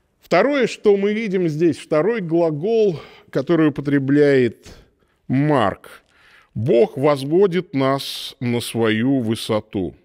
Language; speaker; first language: Russian; native; Russian